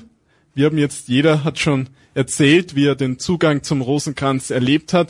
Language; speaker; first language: German; native; German